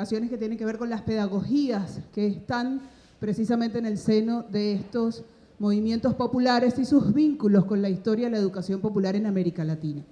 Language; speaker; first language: Spanish; native; Spanish